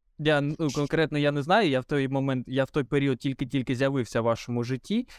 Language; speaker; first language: Ukrainian; non-native, local second language; Russian